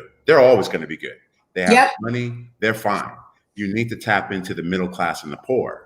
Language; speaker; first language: English; native; English